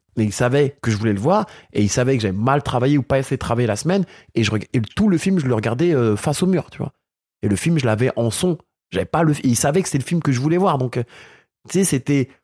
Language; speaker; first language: French; early bilingual, other home language; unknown